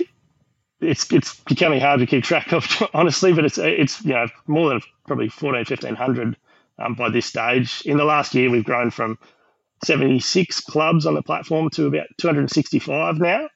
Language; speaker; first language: English; native; English